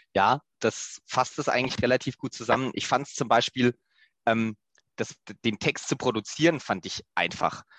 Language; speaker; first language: German; native; German